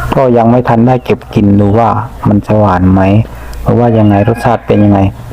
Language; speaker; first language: Thai; native; Thai